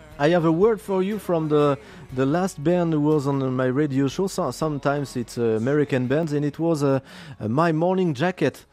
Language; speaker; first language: English; non-native, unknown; French